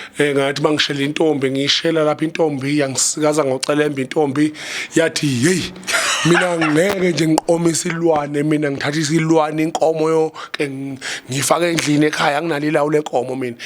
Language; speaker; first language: Zulu; native; Zulu